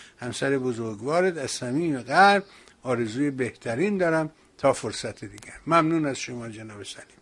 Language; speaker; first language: Persian; native; Persian